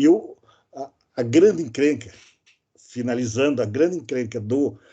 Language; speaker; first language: Portuguese; native; Portuguese